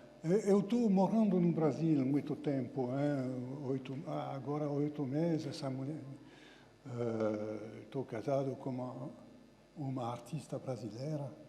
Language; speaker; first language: Portuguese; non-native, fluent; French